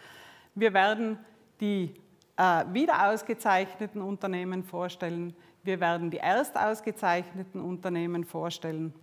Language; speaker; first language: German; native; German